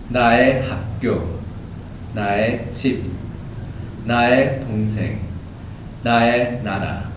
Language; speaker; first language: Korean; early bilingual, heritage; Korean